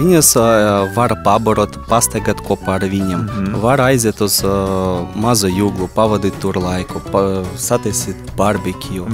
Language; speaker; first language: Latvian; non-native, local second language; Russian